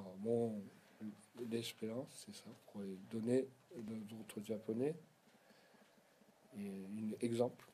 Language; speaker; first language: French; non-native, learner; Japanese